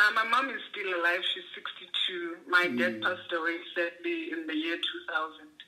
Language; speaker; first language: English; non-native, local second language; Xhosa